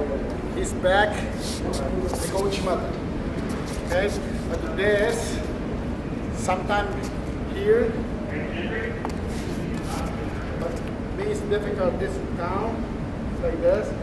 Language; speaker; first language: English; non-native, learner; Spanish